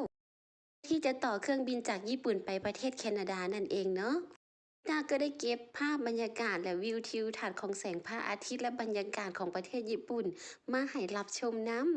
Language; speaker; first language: Thai; non-native, local second language; Lao